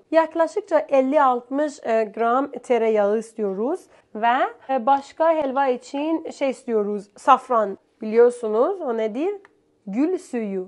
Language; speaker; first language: Turkish; non-native, fluent; Persian